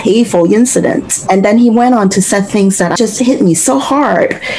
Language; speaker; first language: English; non-native, local second language; Cantonese